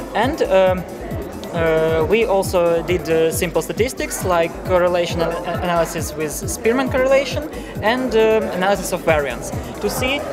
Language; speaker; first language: English; non-native, fluent; Ukrainian